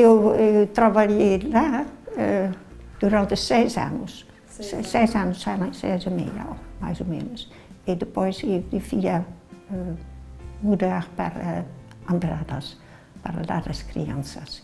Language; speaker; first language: Portuguese; non-native, learner; Dutch